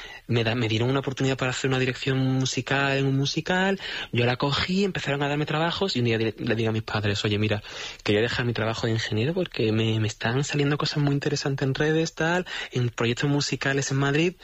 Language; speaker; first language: Spanish; native; Spanish